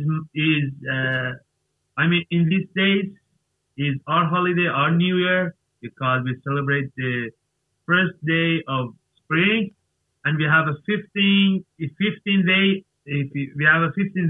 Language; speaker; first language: English; non-native, learner; Persian